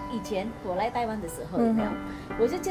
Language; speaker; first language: Chinese; non-native, fluent; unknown